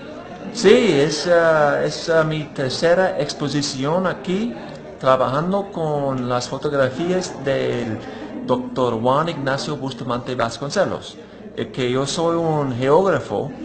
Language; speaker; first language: Spanish; non-native, fluent; English